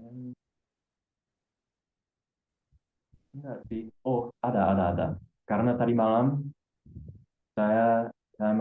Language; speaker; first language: Indonesian; non-native, fluent; English